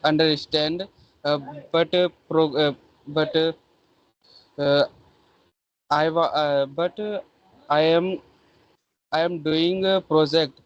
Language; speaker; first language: English; non-native, learner; Hindi